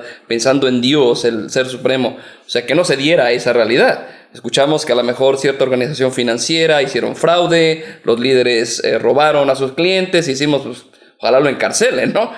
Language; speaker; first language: Spanish; native; Spanish